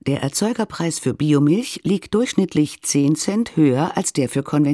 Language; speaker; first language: German; native; German